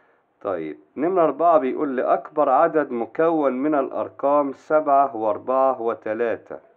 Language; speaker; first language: Arabic; native; Arabic